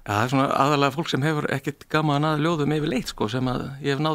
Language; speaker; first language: Icelandic; native; Icelandic